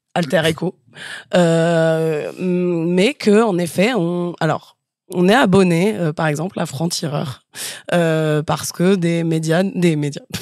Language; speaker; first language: French; native; French